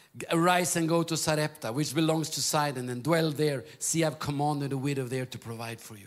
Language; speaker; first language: English; non-native, fluent; Norwegian